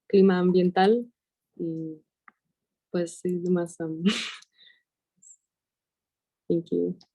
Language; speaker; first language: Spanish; early bilingual, heritage; Spanish